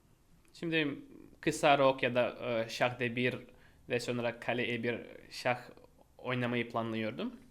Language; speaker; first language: Turkish; non-native, fluent; Russian